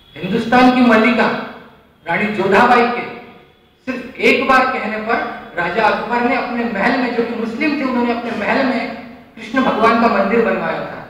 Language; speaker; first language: Hindi; non-native, local second language; Marathi